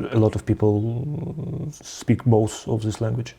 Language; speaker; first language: English; non-native, learner; Russian